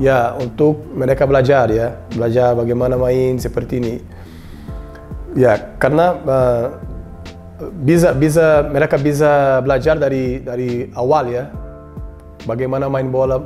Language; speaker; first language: Indonesian; non-native, learner; Portuguese